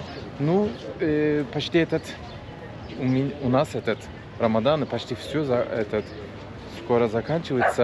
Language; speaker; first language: Russian; non-native, learner; Turkish